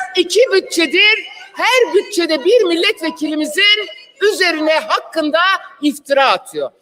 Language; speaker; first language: Turkish; non-native, local second language; Kurdish